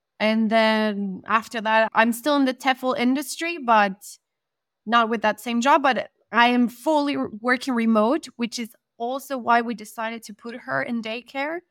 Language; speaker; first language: English; non-native, fluent; Spanish